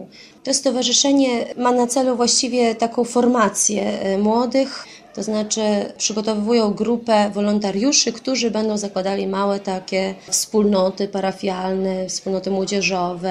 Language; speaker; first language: Polish; native; Polish